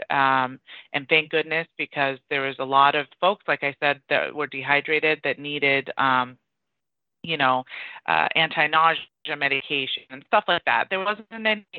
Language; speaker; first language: English; early bilingual, other home language; Persian